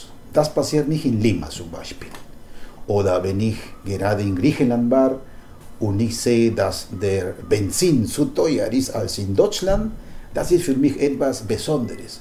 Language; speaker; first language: German; non-native, learner; Spanish